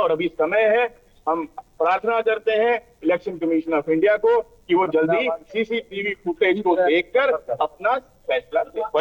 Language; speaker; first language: Hindi; non-native, local second language; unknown